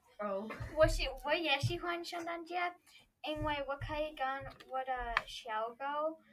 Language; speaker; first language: Chinese; non-native, learner; English